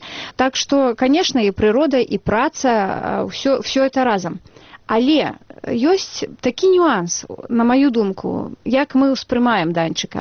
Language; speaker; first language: Belarusian; native; Belarusian